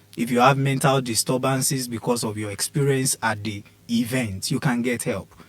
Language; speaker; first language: English; non-native, local second language; Yoruba